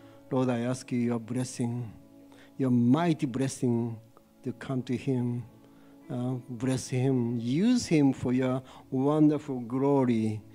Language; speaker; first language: English; non-native, fluent; Japanese